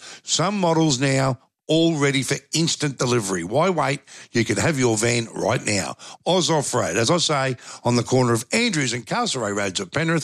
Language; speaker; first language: English; native; English